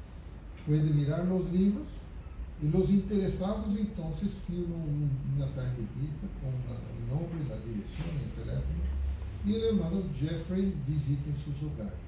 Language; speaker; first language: Spanish; non-native, fluent; Portuguese